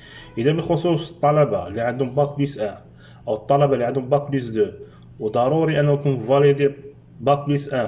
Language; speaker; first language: Arabic; native; Arabic